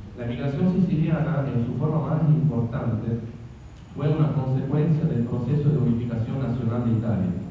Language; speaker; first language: Spanish; non-native, fluent; Italian